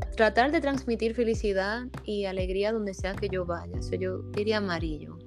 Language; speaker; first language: Spanish; early bilingual, heritage; Spanish